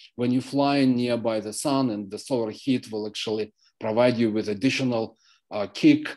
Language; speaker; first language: English; non-native, fluent; Russian